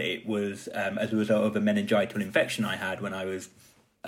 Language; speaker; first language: English; native; English